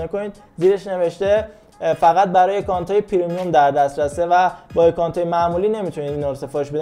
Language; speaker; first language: Persian; native; Persian